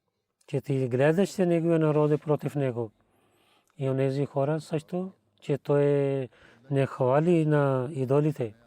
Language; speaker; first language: Bulgarian; non-native, learner; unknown